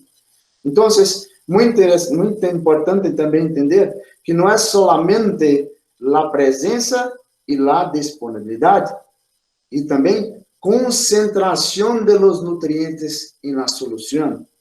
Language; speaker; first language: Spanish; non-native, fluent; Portuguese